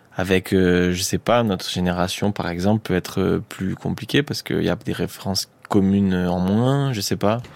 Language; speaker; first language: French; native; French